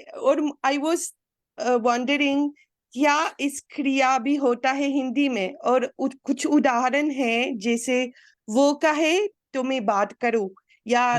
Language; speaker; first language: Hindi; non-native, fluent; Arabic